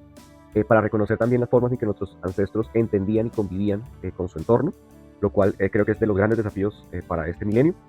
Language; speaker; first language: Spanish; native; Spanish